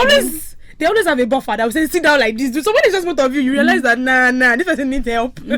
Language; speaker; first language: English; non-native, local second language; Yoruba